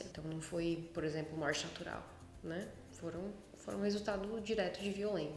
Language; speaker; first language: Portuguese; native; Portuguese